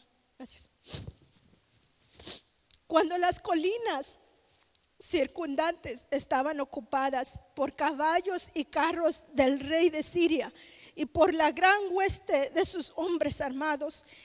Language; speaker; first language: Spanish; native; Spanish